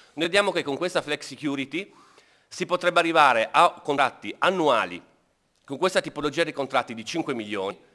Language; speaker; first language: Italian; native; Italian